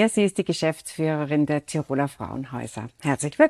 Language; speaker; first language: German; native; German